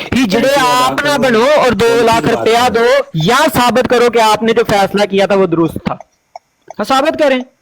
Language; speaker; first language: Urdu; non-native, local second language; Punjabi